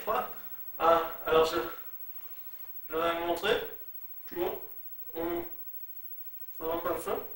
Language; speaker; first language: French; non-native, learner; English